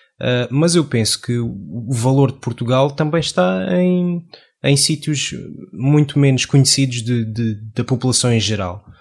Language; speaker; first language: Portuguese; native; Portuguese